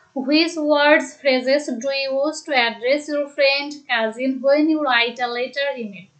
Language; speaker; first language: English; non-native, local second language; Bangla